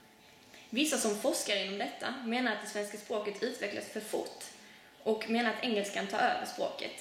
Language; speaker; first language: Swedish; native; Swedish